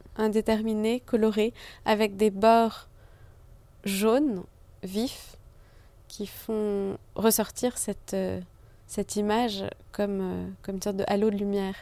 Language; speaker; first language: French; native; French